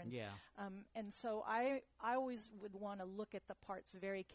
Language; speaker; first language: English; early bilingual, other home language; German